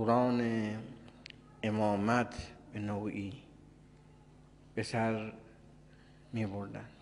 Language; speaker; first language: Persian; native; Persian